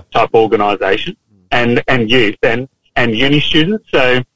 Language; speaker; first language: English; native; English